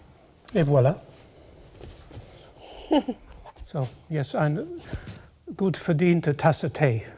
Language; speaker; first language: German; non-native, fluent; English